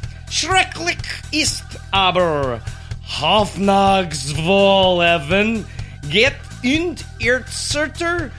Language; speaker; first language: German; non-native, learner; English